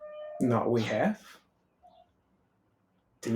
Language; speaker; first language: English; non-native, fluent; Vietnamese